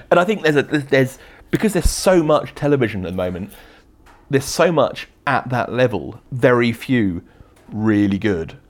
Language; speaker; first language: English; native; English